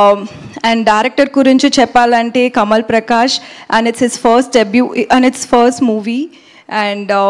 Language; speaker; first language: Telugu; non-native, learner; Tamil